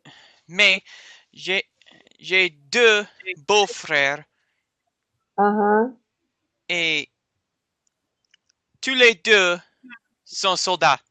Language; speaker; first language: French; non-native, learner; English